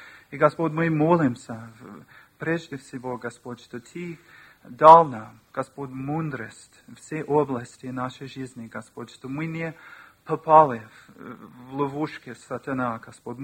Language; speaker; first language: Russian; non-native, learner; English